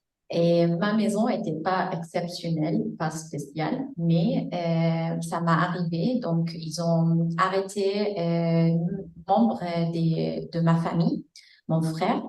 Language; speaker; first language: French; non-native, fluent; Arabic